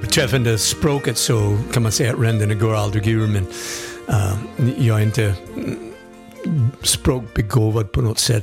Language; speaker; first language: Swedish; non-native, fluent; English